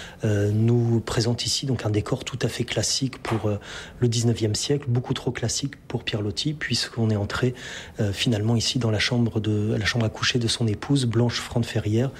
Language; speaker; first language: French; native; French